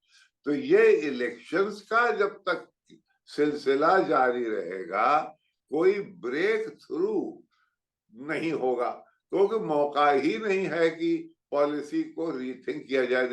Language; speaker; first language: Hindi; native; Hindi